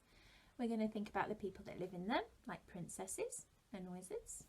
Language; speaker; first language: English; native; English